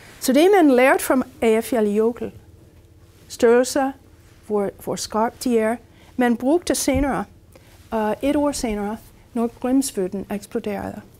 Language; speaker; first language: Danish; non-native, fluent; English